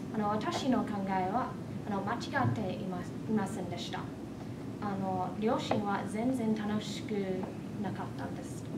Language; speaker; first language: Japanese; non-native, fluent; English